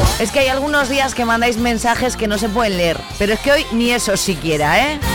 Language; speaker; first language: Spanish; native; Spanish